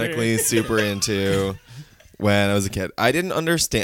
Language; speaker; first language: English; native; English